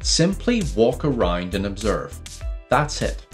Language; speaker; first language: English; native; English